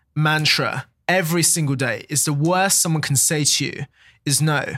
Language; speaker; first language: English; native; English